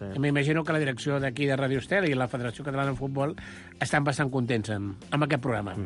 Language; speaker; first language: Catalan; non-native, local second language; Spanish